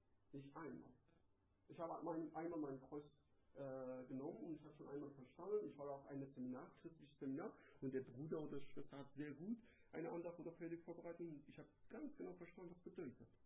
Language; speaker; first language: German; non-native, learner; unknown